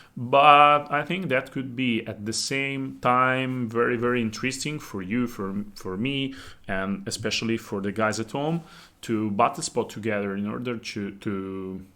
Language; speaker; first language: English; non-native, fluent; Italian